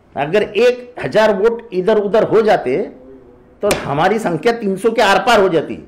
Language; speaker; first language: Hindi; non-native, local second language; Marathi